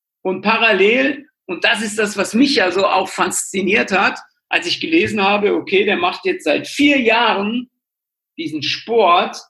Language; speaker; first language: German; native; German